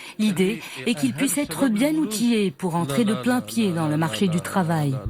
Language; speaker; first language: French; non-native, local second language; Arabic